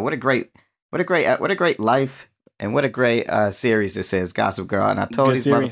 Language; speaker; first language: English; native; English